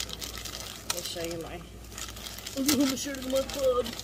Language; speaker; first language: English; native; English